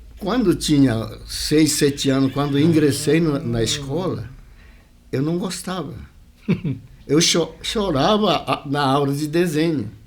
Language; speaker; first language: Portuguese; early bilingual, other home language; Japanese